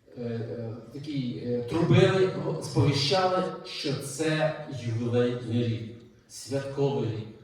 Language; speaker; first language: Ukrainian; native; Ukrainian